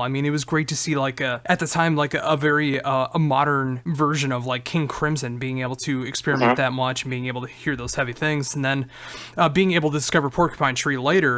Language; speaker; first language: English; native; English